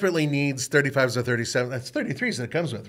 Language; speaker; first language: English; native; English